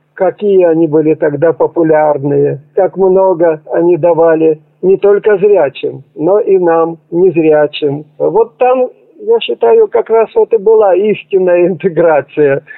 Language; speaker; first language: Russian; native; Russian